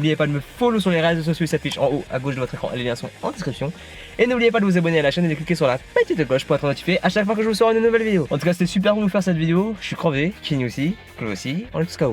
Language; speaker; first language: French; native; French